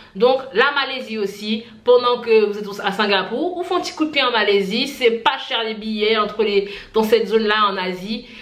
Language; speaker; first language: French; non-native, local second language; Haitian Creole